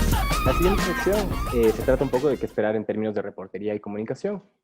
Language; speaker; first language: Spanish; native; Spanish